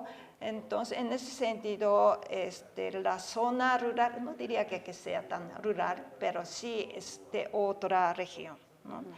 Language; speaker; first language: Spanish; non-native, fluent; Japanese